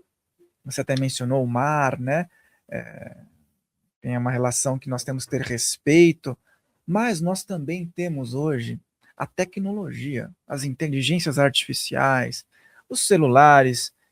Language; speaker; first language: Portuguese; native; Portuguese